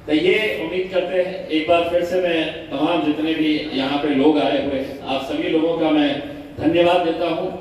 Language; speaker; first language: Hindi; non-native, local second language; Marathi